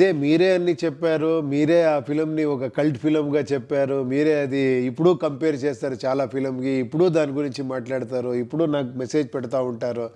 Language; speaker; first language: Telugu; non-native, local second language; Kannada